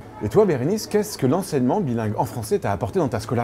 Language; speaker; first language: French; native; French